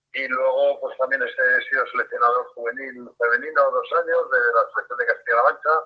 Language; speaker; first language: Spanish; native; Spanish